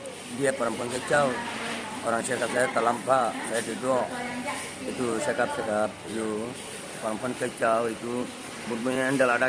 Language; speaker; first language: Indonesian; non-native, learner; Rohingya